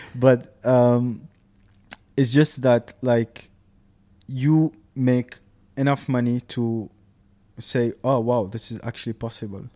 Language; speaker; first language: English; non-native, fluent; Arabic